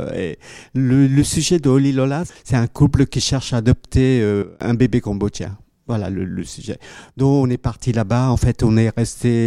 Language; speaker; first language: French; early bilingual, other home language; Khmer